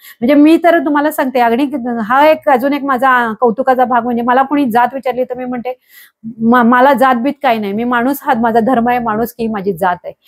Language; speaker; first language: Marathi; native; Marathi